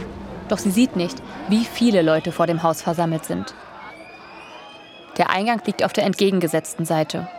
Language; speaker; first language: German; native; German